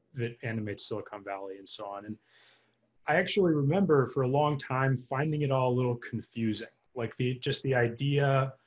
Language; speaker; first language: English; native; English